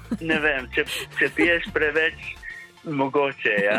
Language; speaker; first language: Slovenian; non-native, learner; English